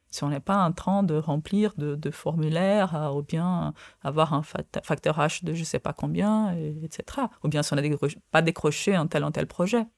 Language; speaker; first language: French; non-native, fluent; Portuguese